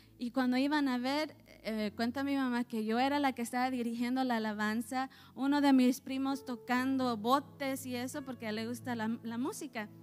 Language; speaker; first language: Spanish; early bilingual, heritage; Spanish